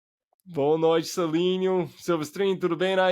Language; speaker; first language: Portuguese; non-native, fluent; English